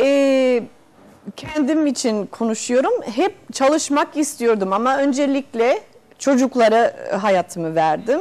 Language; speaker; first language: Turkish; non-native, fluent; Spanish